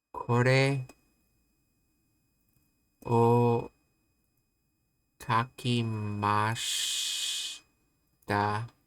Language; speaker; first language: Japanese; non-native, learner; English